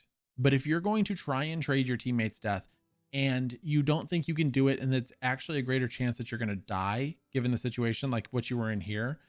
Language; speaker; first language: English; native; English